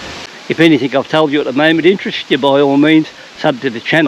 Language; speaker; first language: English; native; English